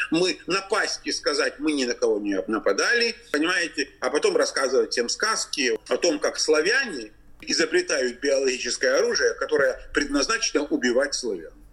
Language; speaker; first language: Russian; native; Russian